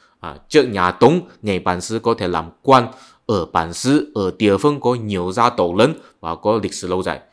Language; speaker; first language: Vietnamese; non-native, fluent; Chinese